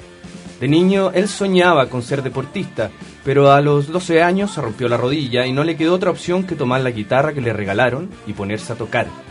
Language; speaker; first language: Spanish; native; Spanish